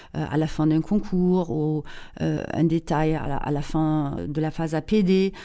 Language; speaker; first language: French; non-native, fluent; German